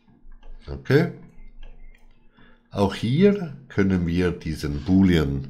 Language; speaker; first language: German; non-native, fluent; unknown